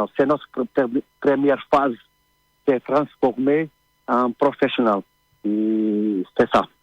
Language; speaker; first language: French; non-native, learner; Portuguese